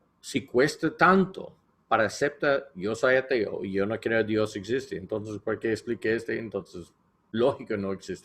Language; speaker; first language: Spanish; non-native, learner; English